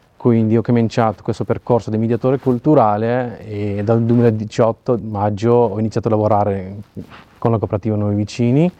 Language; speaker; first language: Italian; non-native, fluent; Urdu